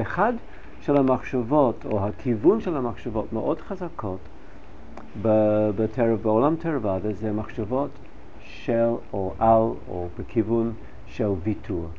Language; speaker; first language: Hebrew; non-native, fluent; English